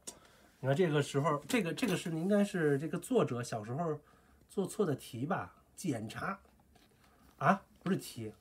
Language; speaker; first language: Chinese; native; Chinese